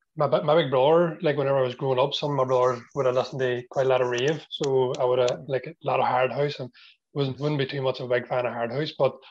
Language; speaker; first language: English; native; English